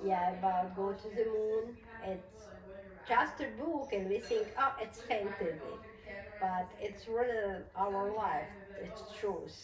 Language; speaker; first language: English; non-native, learner; Russian